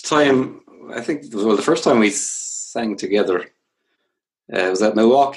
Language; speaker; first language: English; native; English